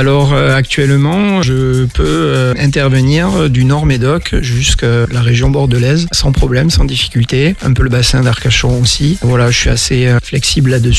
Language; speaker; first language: French; native; French